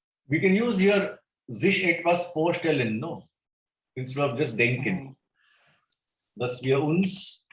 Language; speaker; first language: German; non-native, fluent; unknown